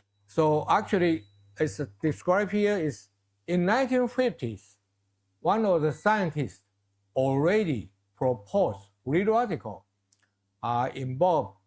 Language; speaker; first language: English; non-native, fluent; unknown